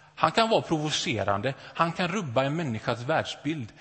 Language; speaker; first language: Swedish; native; Swedish